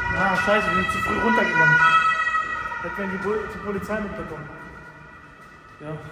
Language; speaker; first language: German; native; German